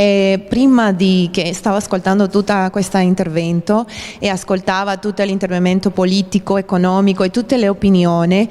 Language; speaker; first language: Italian; non-native, fluent; Spanish